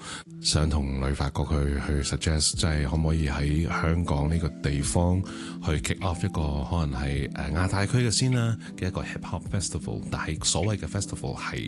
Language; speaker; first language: Cantonese; native; Cantonese